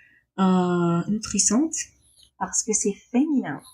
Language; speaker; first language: French; non-native, learner; English